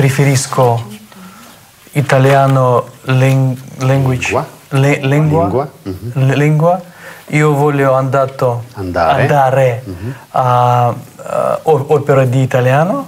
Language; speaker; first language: Italian; non-native, learner; Russian